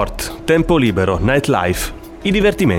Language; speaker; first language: Italian; native; Italian